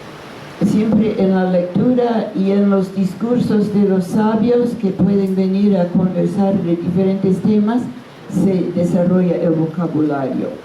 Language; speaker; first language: Spanish; non-native, fluent; English